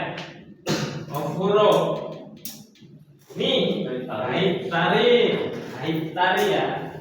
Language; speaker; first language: Japanese; non-native, fluent; Indonesian